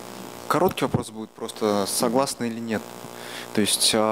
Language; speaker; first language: Russian; native; Russian